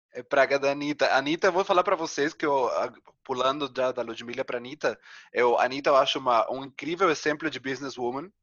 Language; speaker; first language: Portuguese; non-native, fluent; Spanish